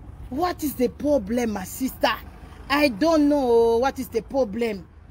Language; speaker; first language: English; non-native, learner; Lingala